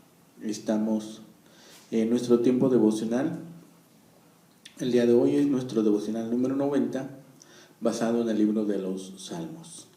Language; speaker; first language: Spanish; native; Spanish